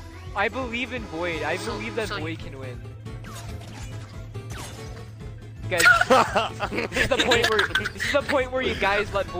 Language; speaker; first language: English; native; English